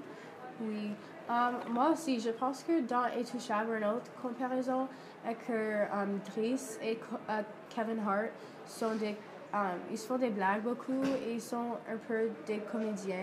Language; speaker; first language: French; non-native, learner; English